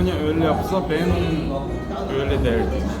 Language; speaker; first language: Turkish; non-native, learner; Korean